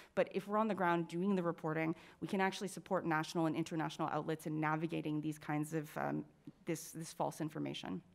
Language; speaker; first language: English; native; English